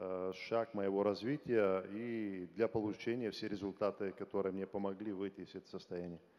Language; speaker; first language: Russian; non-native, fluent; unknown